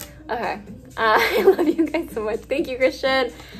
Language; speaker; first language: English; early bilingual, other home language; Spanish